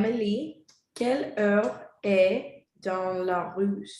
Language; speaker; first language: French; non-native, learner; Spanish